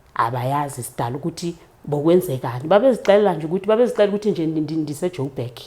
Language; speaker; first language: Zulu; non-native, local second language; Xhosa